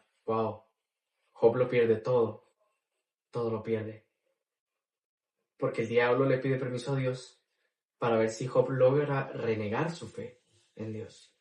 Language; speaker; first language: Spanish; native; Spanish